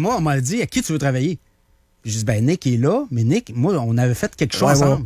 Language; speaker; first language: French; native; French